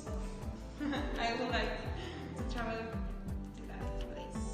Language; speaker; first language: English; non-native, fluent; Spanish